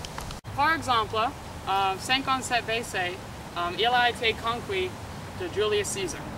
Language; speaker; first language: French; non-native, learner; English